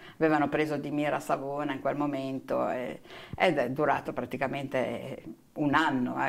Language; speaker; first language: Italian; native; Italian